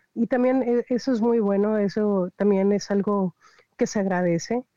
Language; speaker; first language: Spanish; native; Spanish